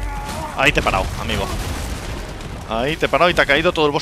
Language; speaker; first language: Spanish; native; Spanish